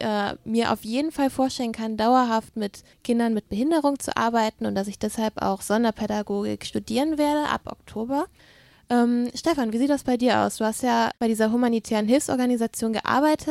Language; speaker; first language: German; native; German